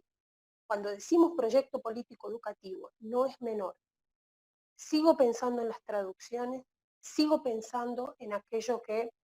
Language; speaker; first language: Spanish; native; Spanish